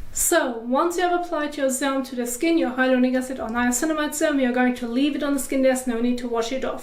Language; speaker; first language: English; non-native, fluent; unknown